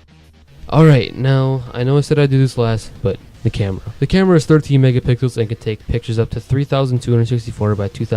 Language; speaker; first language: English; native; English